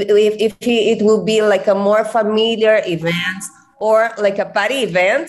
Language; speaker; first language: English; non-native, fluent; Portuguese